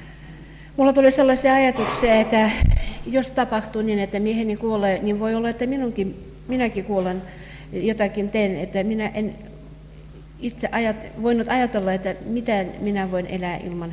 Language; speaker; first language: Finnish; non-native, fluent; Russian